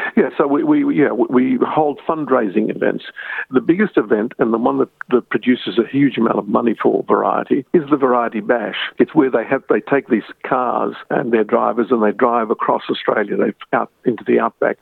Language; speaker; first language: English; early bilingual, other home language; Arabic